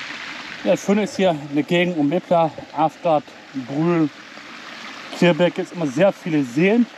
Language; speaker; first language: German; native; German